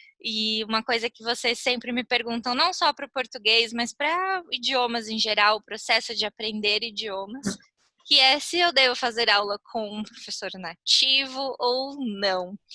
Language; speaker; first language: Portuguese; native; Portuguese